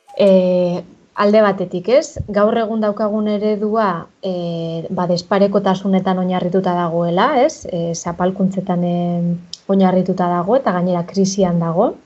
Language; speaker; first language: Basque; native; Basque